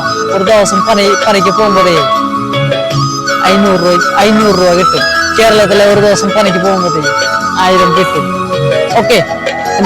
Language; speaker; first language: Malayalam; non-native, local second language; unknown